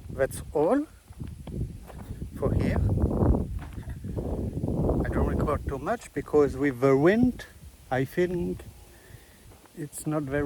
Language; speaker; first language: English; non-native, learner; French